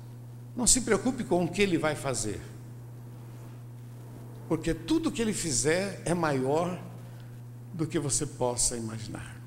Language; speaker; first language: Portuguese; native; Portuguese